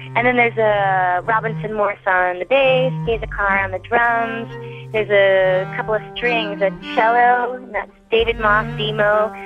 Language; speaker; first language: English; native; English